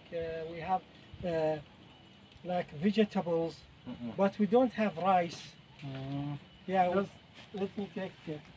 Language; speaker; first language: English; non-native, learner; Arabic